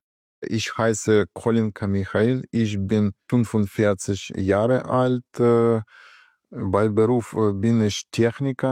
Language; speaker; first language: German; non-native, learner; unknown